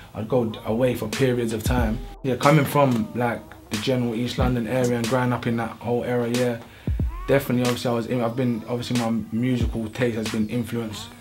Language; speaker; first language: English; native; English